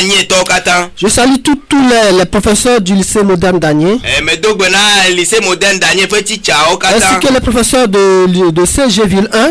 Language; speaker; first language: French; early bilingual, other home language; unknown